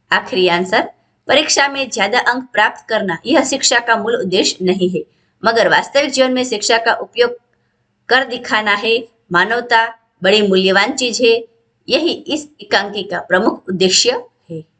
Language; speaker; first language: Hindi; non-native, local second language; Gujarati